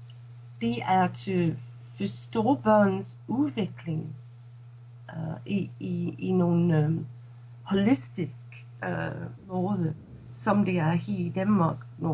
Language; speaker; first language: Danish; non-native, fluent; English